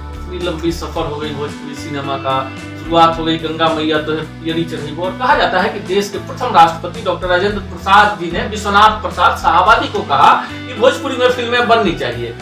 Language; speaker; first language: Hindi; native; Hindi